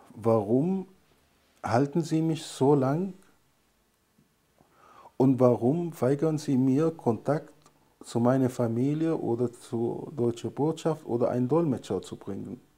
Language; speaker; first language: German; non-native, fluent; Arabic